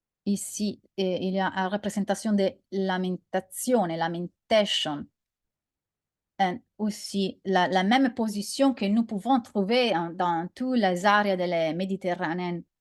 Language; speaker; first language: French; non-native, learner; Italian